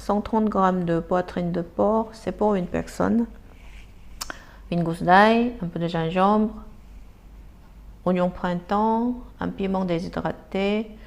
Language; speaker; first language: French; non-native, fluent; Korean